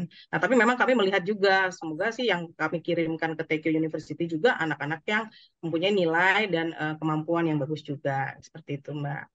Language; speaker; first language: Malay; non-native, fluent; Japanese